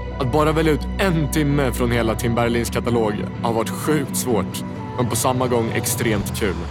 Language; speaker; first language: Swedish; native; Swedish